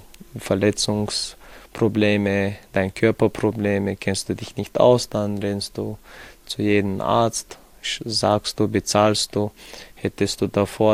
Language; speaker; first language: German; non-native, fluent; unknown